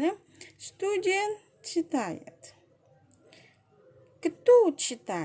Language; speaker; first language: Russian; non-native, fluent; Indonesian